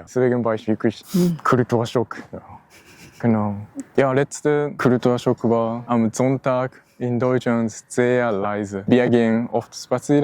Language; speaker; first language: German; non-native, learner; Japanese